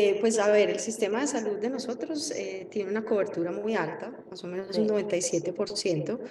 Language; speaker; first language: Spanish; native; Spanish